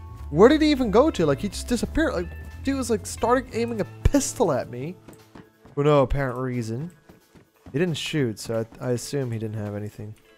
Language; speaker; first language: English; non-native, fluent; Dutch